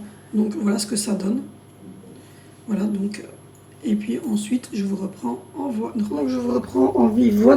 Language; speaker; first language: French; native; French